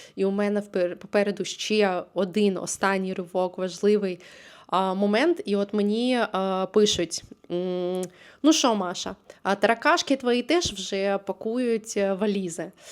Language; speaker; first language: Ukrainian; native; Ukrainian